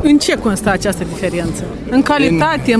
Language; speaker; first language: Romanian; native; Romanian